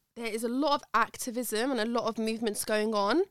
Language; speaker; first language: English; early bilingual, other home language; Arabic